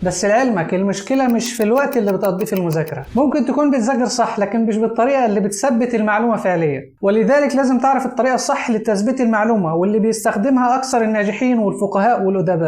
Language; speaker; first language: Arabic; native; Arabic